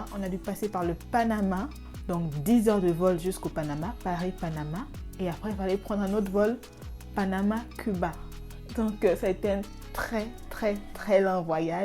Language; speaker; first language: French; native; French